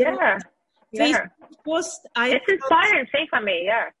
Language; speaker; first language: English; non-native, fluent; Russian